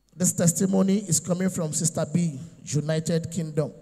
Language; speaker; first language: English; non-native, local second language; Yoruba